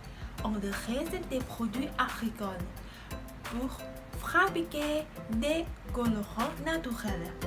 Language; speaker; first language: French; non-native, learner; Thai